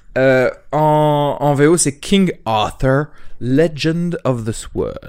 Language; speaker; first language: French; native; French